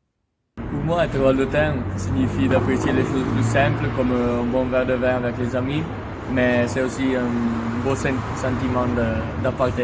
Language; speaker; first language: French; non-native, local second language; Italian